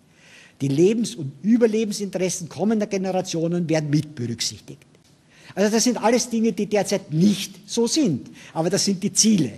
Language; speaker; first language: German; native; German